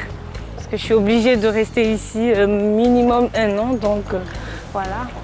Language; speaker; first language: French; non-native, local second language; Comorian